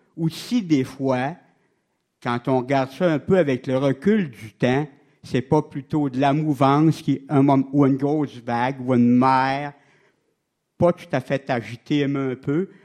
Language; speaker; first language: French; native; French